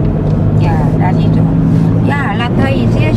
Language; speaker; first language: German; non-native, learner; Thai